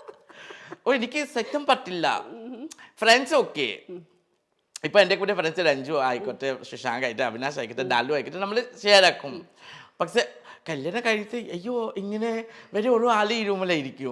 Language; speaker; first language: Malayalam; non-native, fluent; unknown